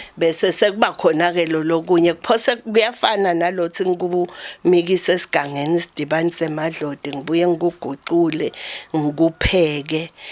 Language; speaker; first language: Zulu; non-native, local second language; Swati